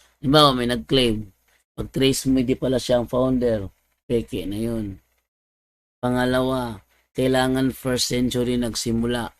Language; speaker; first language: Filipino; non-native, local second language; Cebuano